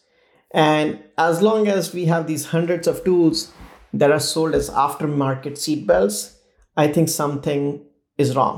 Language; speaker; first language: English; non-native, local second language; Hindi